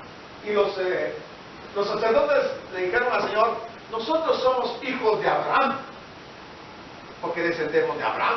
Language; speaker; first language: Spanish; native; Spanish